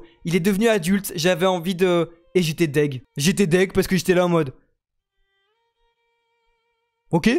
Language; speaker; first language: French; native; French